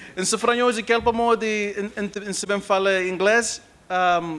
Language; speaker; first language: Portuguese; non-native, learner; Kabuverdianu